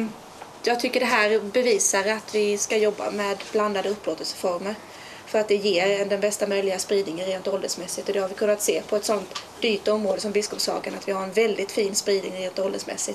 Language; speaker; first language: Swedish; native; Swedish